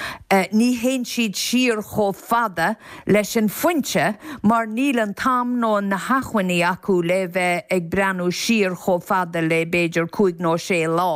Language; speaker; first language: Irish; native; Irish